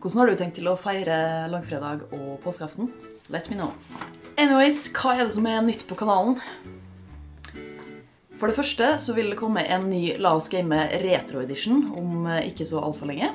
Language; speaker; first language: Norwegian; native; Norwegian